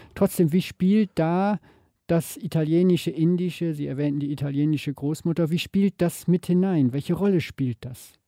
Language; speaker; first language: German; native; German